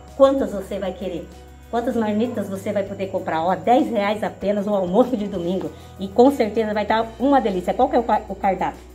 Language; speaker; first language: Portuguese; native; Portuguese